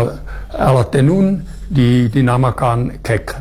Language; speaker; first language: Indonesian; non-native, fluent; German